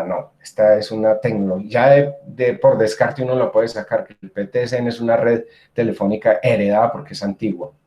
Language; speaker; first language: Spanish; native; Spanish